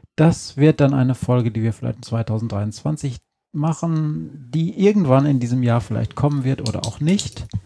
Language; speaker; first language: German; native; German